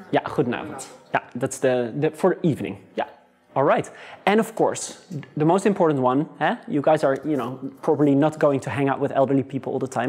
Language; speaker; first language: English; non-native, fluent; Dutch